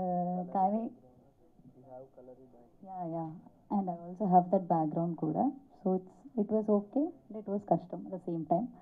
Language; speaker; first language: Telugu; non-native, learner; Malayalam